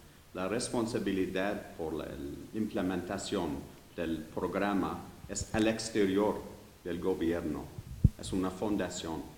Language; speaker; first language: Spanish; non-native, learner; English